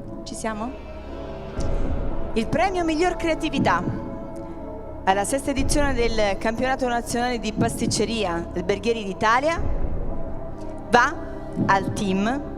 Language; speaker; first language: Italian; native; Italian